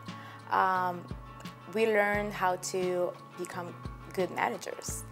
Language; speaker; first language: English; non-native, fluent; Russian